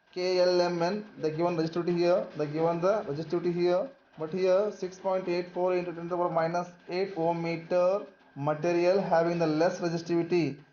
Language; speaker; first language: English; non-native, local second language; Kannada